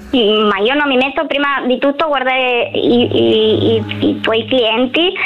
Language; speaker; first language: Italian; non-native, fluent; Spanish